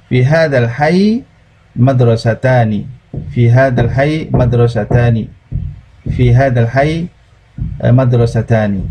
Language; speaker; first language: Arabic; non-native, fluent; Indonesian